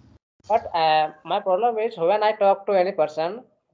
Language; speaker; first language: English; non-native, learner; Hindi